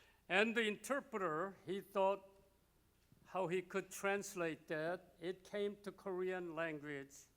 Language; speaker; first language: English; non-native, fluent; Korean